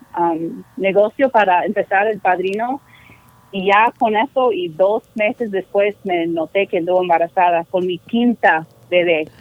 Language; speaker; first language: Spanish; non-native, fluent; English